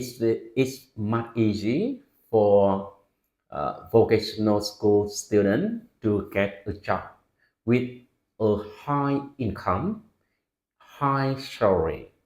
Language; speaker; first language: English; non-native, fluent; Vietnamese